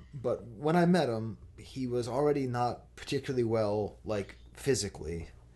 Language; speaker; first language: English; native; English